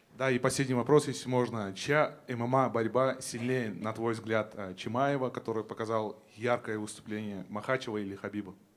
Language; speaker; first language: Russian; native; Russian